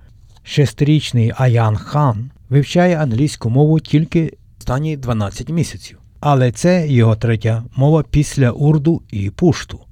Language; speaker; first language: Ukrainian; native; Ukrainian